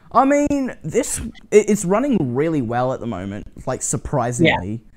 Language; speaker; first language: English; native; English